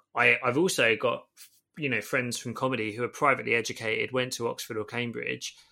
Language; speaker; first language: English; native; English